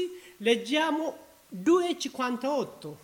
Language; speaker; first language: Italian; non-native, learner; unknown